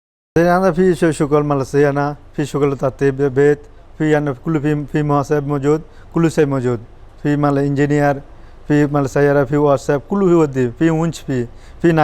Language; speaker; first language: Arabic; non-native, learner; Bangla